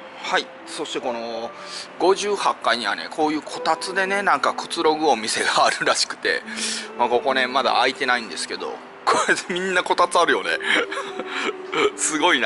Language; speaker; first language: Japanese; native; Japanese